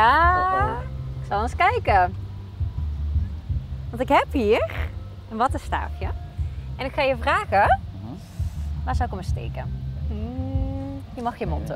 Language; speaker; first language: Dutch; native; Dutch